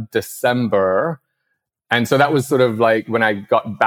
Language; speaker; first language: English; non-native, local second language; Cantonese